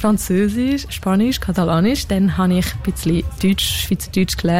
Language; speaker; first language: German; non-native, local second language; French